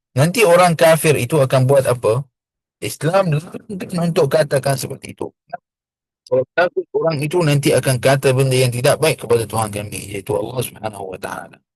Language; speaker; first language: Malay; non-native, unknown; Arabic